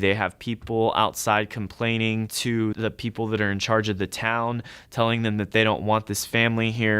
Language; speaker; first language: English; native; English